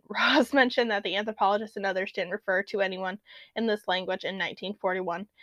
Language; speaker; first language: English; native; English